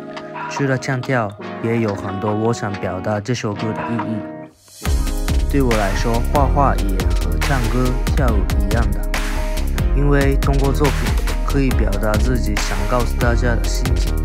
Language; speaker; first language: Chinese; non-native, fluent; Japanese